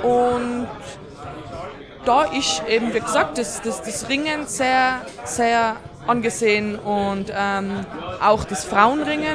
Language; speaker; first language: German; native; German